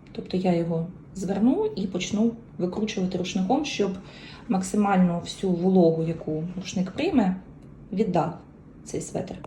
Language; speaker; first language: Ukrainian; native; Ukrainian